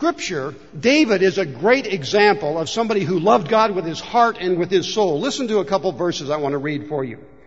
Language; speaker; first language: English; native; English